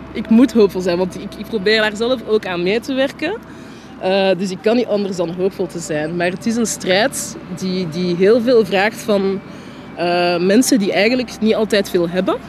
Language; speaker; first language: Dutch; early bilingual, other home language; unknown